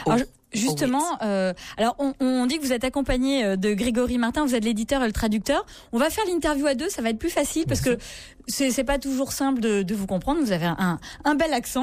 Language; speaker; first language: French; native; French